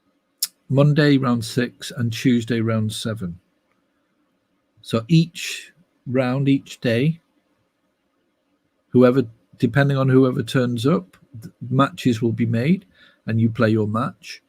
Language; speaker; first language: English; native; English